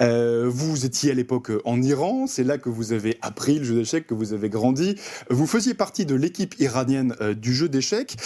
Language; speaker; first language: French; native; French